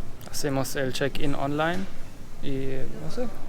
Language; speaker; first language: Spanish; non-native, learner; German